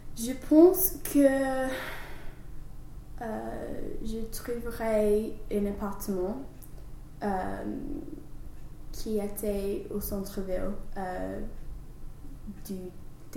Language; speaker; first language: French; non-native, learner; English